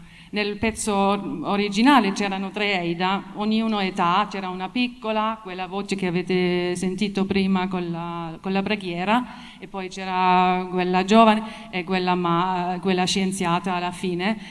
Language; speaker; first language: Italian; non-native, fluent; German